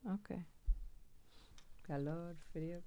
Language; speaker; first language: Spanish; early bilingual, heritage; English